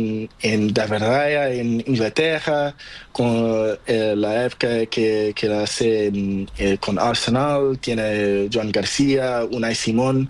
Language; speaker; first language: Spanish; non-native, learner; Portuguese